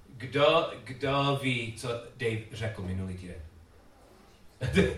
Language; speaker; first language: Czech; non-native, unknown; English